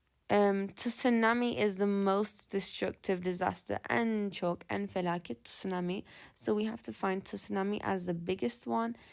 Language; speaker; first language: English; non-native, fluent; Turkish